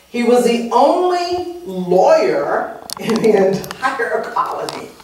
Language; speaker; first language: English; native; English